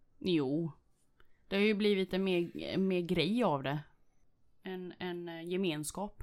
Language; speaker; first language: Swedish; early bilingual, other home language; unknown